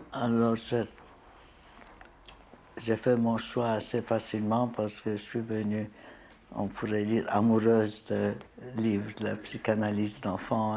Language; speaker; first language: French; non-native, fluent; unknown